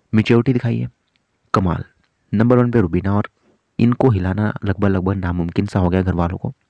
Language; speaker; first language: Hindi; native; Hindi